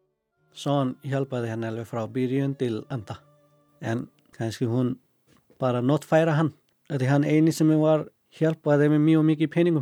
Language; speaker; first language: Icelandic; non-native, learner; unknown